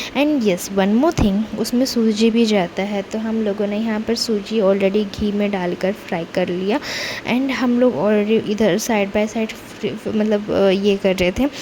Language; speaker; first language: Hindi; non-native, local second language; Telugu